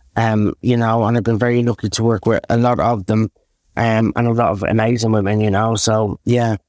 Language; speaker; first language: English; native; English